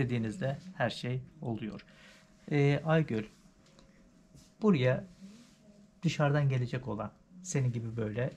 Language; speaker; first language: Turkish; native; Turkish